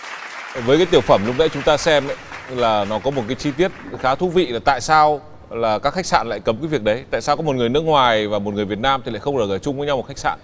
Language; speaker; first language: Vietnamese; native; Vietnamese